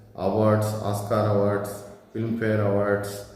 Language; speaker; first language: English; non-native, local second language; Telugu